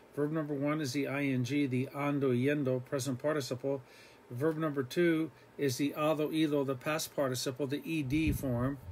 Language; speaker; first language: English; native; English